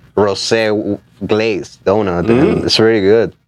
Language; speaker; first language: English; non-native, fluent; Spanish